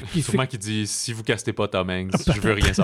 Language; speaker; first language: French; native; French